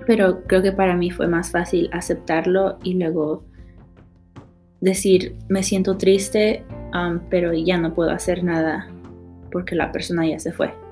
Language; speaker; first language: Spanish; early bilingual, heritage; Spanish